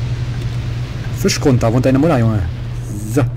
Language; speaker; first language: German; native; German